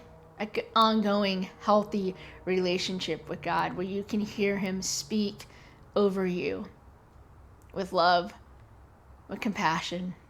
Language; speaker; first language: English; native; English